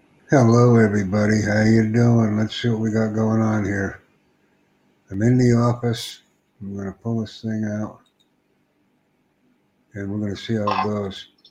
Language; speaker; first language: English; native; English